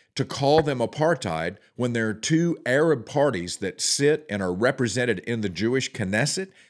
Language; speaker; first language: English; native; English